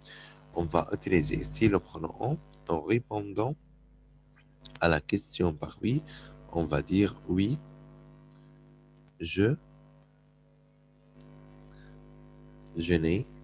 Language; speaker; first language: French; non-native, fluent; Arabic